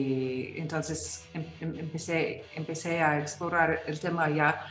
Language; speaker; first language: Spanish; non-native, fluent; English